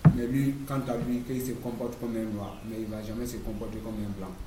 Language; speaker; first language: French; non-native, learner; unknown